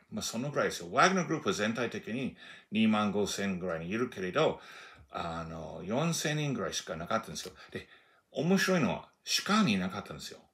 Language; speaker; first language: Japanese; non-native, fluent; English